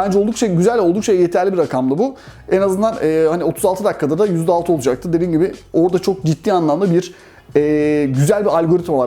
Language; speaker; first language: Turkish; native; Turkish